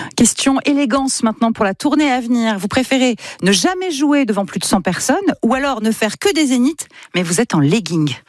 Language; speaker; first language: French; native; French